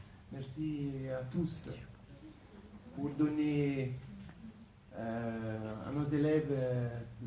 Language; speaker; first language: French; non-native, fluent; Italian